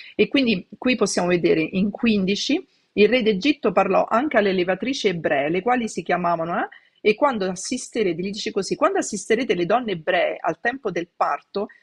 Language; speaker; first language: Italian; native; Italian